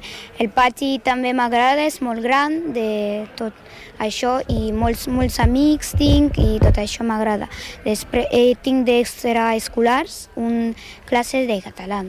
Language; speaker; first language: Catalan; non-native, learner; Ukrainian